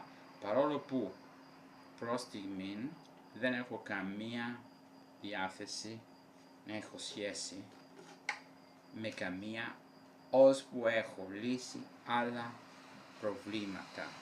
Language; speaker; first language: Greek; non-native, fluent; Italian